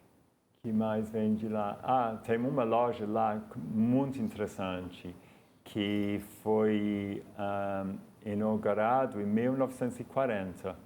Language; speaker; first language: Portuguese; non-native, fluent; English